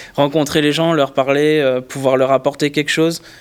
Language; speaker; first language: French; native; French